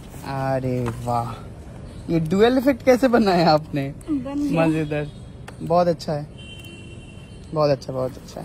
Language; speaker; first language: Hindi; non-native, local second language; Bangla